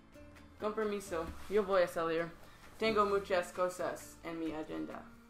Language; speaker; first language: Spanish; non-native, learner; English